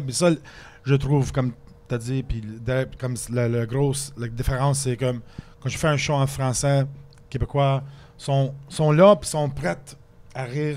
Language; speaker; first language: French; non-native, fluent; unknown